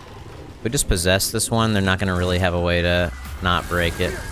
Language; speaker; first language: English; native; English